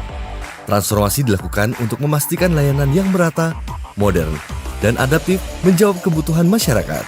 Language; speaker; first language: Indonesian; native; Indonesian